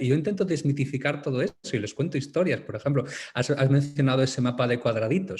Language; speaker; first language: Spanish; native; Spanish